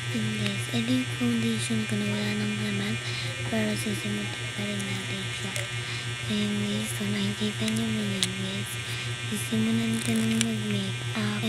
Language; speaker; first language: Filipino; non-native, local second language; Cebuano